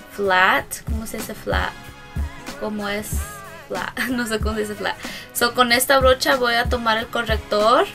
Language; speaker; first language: Spanish; early bilingual, other home language; English